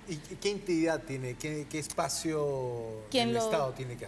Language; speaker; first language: Spanish; native; Spanish